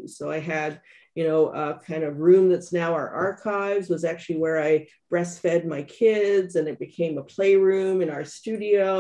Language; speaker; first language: English; native; English